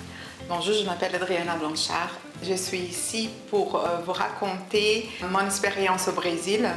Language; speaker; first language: French; non-native, fluent; Portuguese